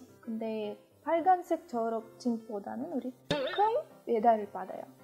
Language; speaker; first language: Korean; non-native, fluent; Russian